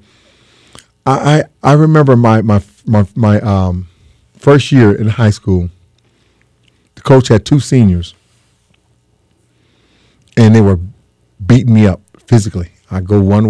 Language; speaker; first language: English; native; English